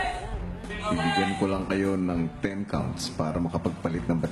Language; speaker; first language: Filipino; native; Filipino